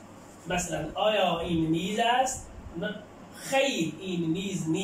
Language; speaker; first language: Persian; non-native, fluent; Urdu